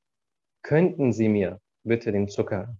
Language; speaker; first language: German; non-native, fluent; Arabic